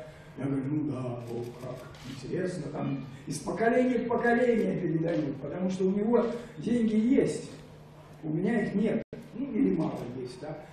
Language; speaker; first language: Russian; native; Russian